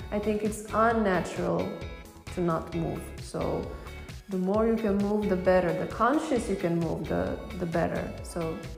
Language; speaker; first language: English; non-native, fluent; Romanian